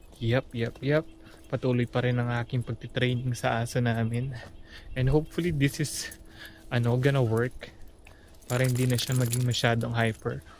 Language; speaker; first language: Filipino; native; Filipino